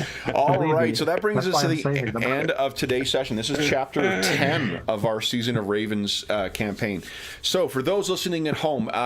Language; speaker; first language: English; native; English